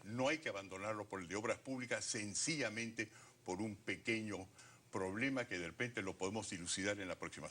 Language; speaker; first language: Spanish; native; Spanish